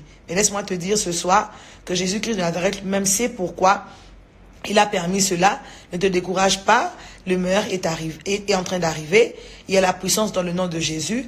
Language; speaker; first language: French; non-native, local second language; Lingala